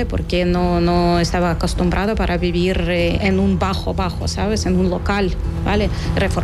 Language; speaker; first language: Spanish; non-native, fluent; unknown